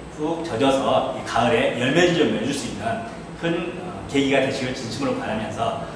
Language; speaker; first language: Korean; native; Korean